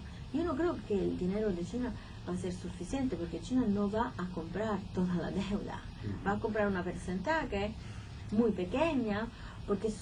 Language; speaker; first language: Spanish; non-native, fluent; Italian